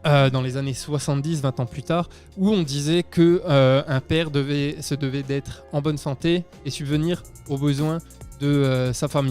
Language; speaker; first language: French; native; French